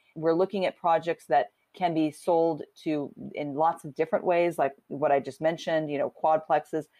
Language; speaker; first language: English; native; English